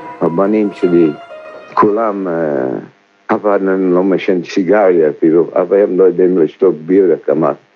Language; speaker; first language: Hebrew; non-native, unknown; English